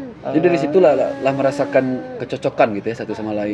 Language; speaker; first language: Indonesian; non-native, local second language; Minangkabau